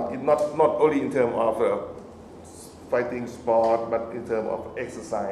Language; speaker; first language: English; non-native, fluent; Thai